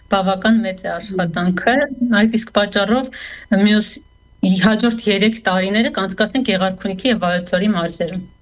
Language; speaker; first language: Armenian; native; Armenian